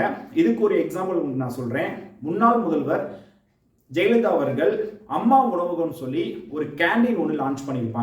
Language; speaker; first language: Tamil; native; Tamil